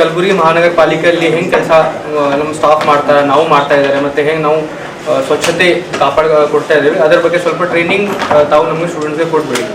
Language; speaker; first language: Kannada; non-native, fluent; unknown